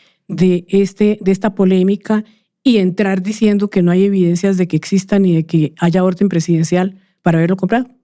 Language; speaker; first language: Spanish; native; Spanish